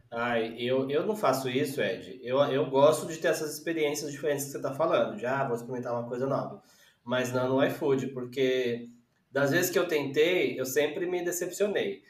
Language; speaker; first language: Portuguese; native; Portuguese